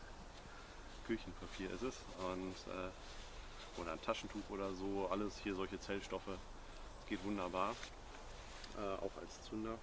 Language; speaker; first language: German; native; German